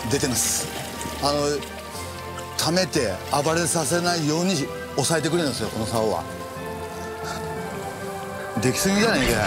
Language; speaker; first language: Japanese; native; Japanese